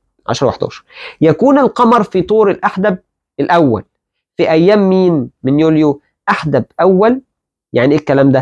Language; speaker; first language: Arabic; native; Arabic